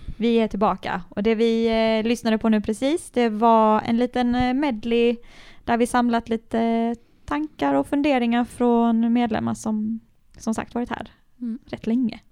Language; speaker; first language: Swedish; native; Swedish